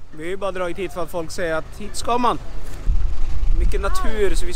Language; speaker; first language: Swedish; native; Swedish